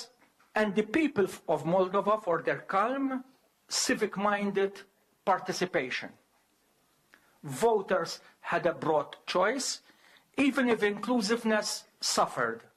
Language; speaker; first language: English; non-native, local second language; Maltese